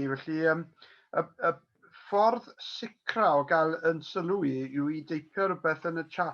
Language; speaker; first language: Welsh; native; Welsh